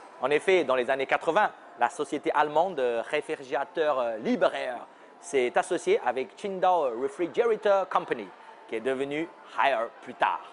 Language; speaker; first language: French; non-native, fluent; Chinese